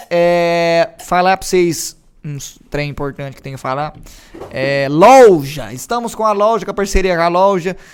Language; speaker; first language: Portuguese; native; Portuguese